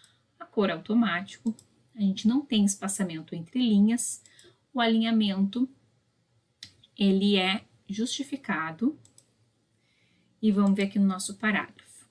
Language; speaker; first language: Portuguese; native; Portuguese